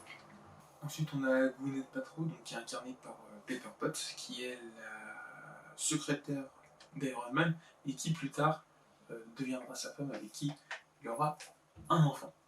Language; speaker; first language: French; native; French